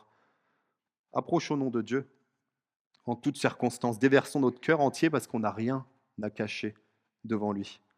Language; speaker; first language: French; native; French